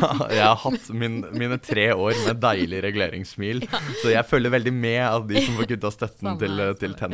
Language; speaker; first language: Norwegian; native; Norwegian